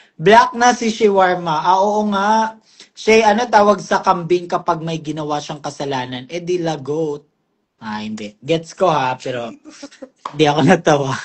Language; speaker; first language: Filipino; non-native, local second language; Cebuano